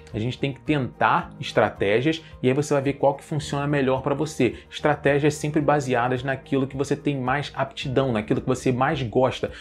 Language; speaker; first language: Portuguese; native; Portuguese